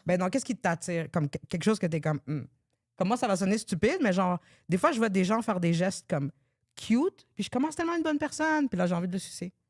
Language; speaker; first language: French; early bilingual, other home language; Arabic